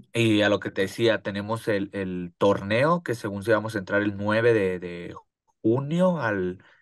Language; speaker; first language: Spanish; native; Spanish